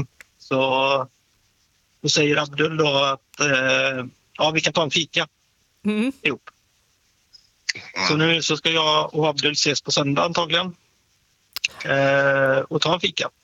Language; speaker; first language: Swedish; native; Swedish